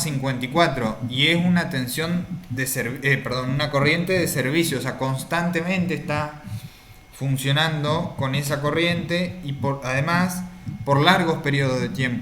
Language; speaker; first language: Spanish; native; Spanish